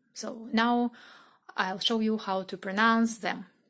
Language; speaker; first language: English; non-native, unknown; Russian